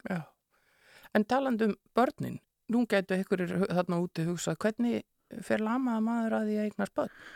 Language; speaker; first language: Icelandic; native; Icelandic